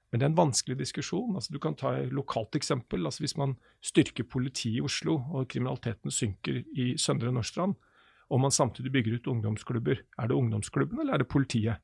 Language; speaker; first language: Norwegian; native; Norwegian